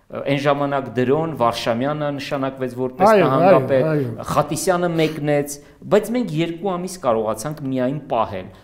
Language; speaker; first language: Armenian; native; Armenian